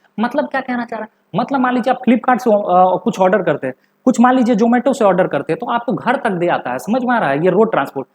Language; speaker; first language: Hindi; native; Hindi